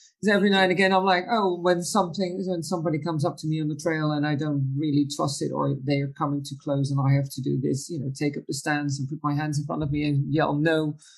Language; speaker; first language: English; non-native, fluent; Dutch